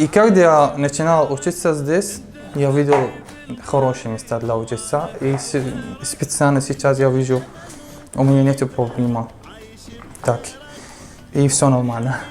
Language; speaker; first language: Russian; non-native, learner; Arabic